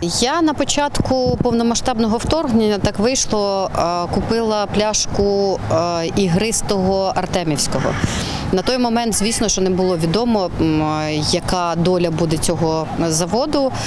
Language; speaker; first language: Ukrainian; native; Ukrainian